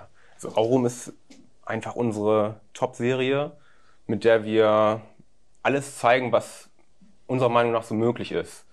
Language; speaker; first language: German; native; German